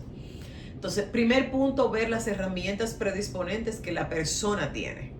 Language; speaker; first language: Spanish; native; Spanish